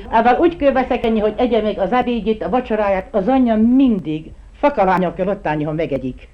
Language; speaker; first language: Hungarian; early bilingual, heritage; Hungarian